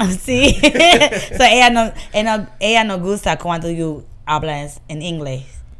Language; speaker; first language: Spanish; non-native, learner; English